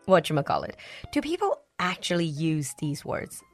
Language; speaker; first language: English; non-native, fluent; Chinese